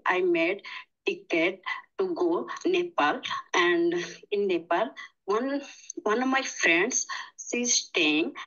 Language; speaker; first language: English; non-native, learner; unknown